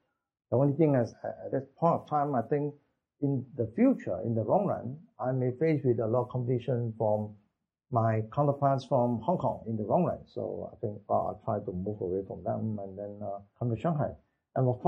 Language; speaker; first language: English; non-native, local second language; Cantonese